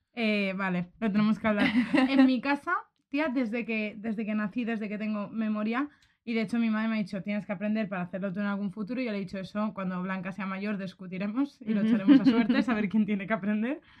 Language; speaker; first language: Spanish; native; Spanish